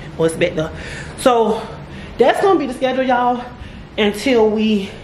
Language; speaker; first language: English; native; English